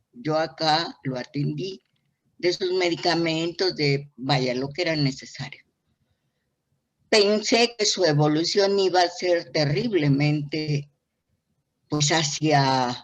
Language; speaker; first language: Spanish; native; Spanish